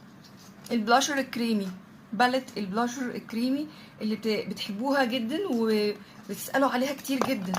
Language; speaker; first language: Arabic; native; Arabic